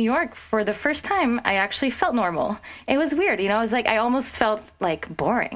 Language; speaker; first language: English; non-native, local second language; French